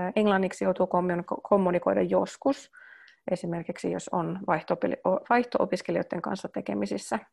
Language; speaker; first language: Finnish; early bilingual, heritage; Finnish